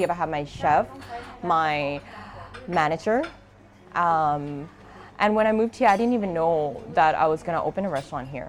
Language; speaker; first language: English; non-native, fluent; Thai